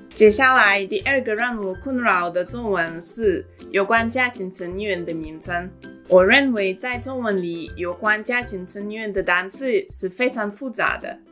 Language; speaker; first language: Chinese; non-native, fluent; Russian